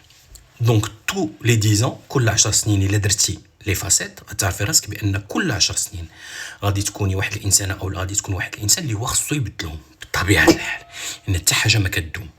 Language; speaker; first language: Arabic; native; Arabic